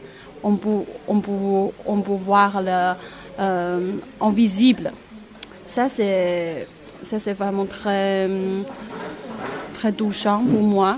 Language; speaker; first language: French; non-native, fluent; Chinese